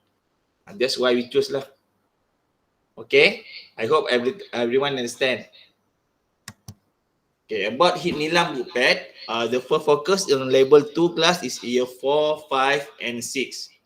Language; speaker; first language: English; non-native, local second language; Malay